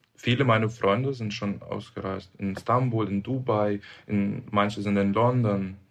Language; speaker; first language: German; non-native, fluent; Russian